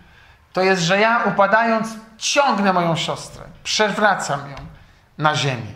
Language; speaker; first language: Polish; native; Polish